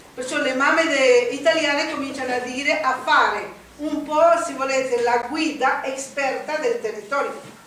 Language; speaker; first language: Italian; non-native, fluent; Spanish